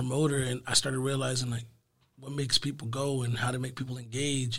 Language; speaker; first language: English; early bilingual, other home language; Spanish